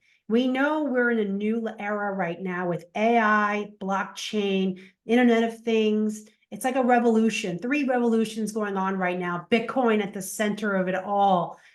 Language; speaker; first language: English; native; English